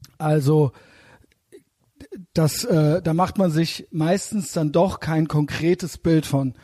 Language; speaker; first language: German; native; German